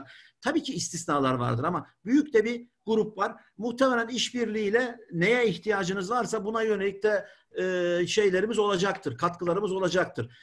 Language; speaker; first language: Turkish; native; Turkish